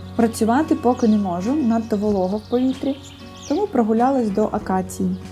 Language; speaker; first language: Ukrainian; non-native, local second language; Russian